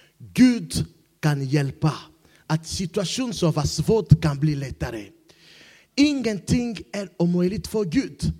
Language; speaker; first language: Swedish; non-native, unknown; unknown